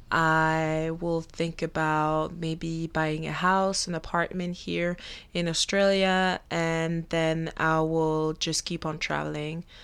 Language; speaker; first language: English; non-native, fluent; French